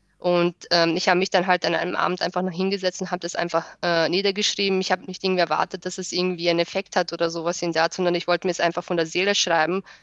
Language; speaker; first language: German; early bilingual, other home language; Bosnian